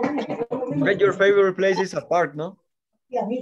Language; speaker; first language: English; non-native, fluent; Spanish